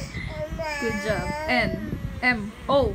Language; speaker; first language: English; non-native, local second language; Filipino